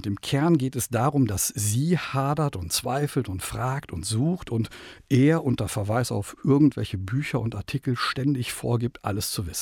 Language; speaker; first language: German; native; German